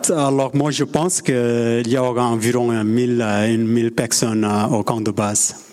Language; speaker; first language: French; non-native, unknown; Sherpa